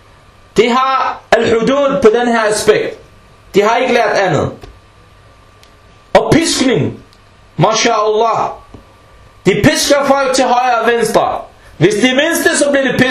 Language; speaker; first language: Danish; early bilingual, other home language; Arabic